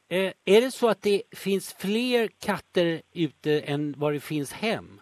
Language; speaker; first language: Swedish; native; Swedish